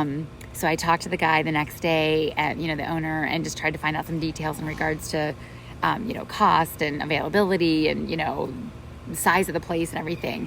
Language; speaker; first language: English; native; English